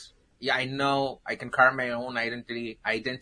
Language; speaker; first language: English; non-native, local second language; Tamil